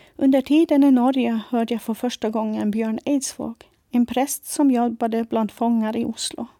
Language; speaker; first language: Swedish; non-native, fluent; Faroese